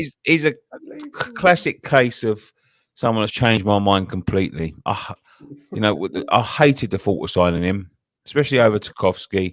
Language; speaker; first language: English; native; English